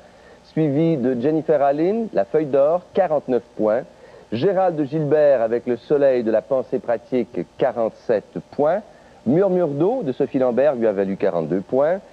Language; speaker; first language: French; native; French